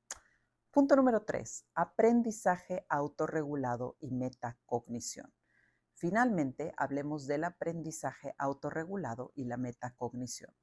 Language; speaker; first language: Spanish; native; Spanish